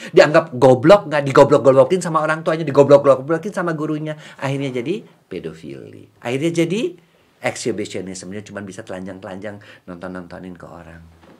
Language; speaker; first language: Indonesian; native; Indonesian